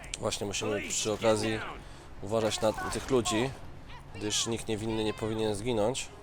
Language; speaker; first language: Polish; native; Polish